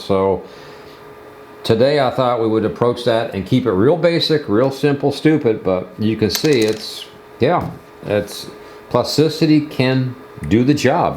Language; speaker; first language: English; native; English